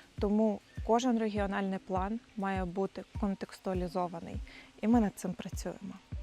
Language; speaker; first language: Ukrainian; native; Ukrainian